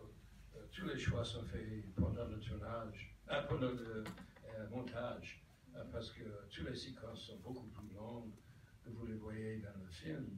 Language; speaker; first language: French; non-native, fluent; English